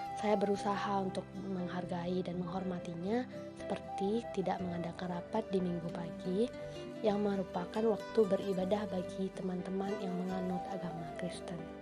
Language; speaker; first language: Indonesian; non-native, local second language; Minangkabau